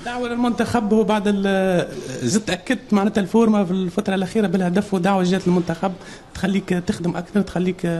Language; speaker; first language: Arabic; native; Arabic